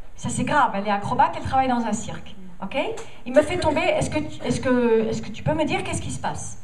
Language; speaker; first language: French; non-native, fluent; English